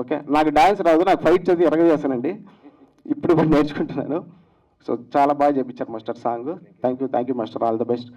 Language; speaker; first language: Telugu; native; Telugu